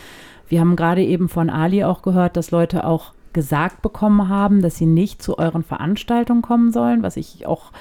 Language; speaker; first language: German; native; German